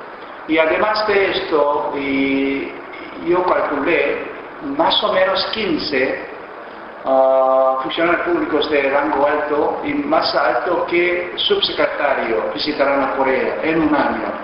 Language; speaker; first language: Spanish; non-native, fluent; Korean